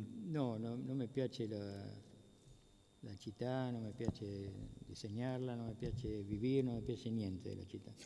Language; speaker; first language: Italian; non-native, learner; Spanish